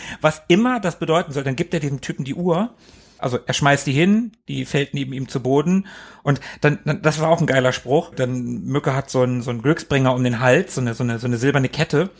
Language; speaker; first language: German; native; German